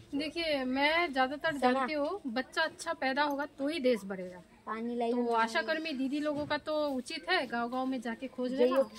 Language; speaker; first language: Hindi; non-native, local second language; Bangla